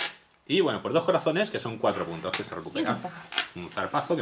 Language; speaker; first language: Spanish; native; Spanish